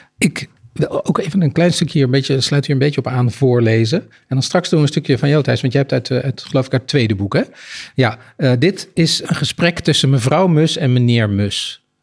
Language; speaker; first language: Dutch; native; Dutch